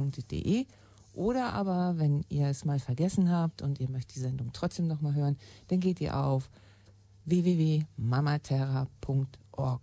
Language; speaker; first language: German; native; German